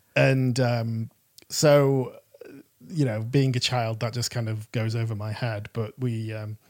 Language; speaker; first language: English; native; English